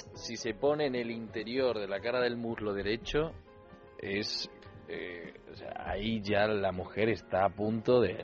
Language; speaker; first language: Spanish; native; Spanish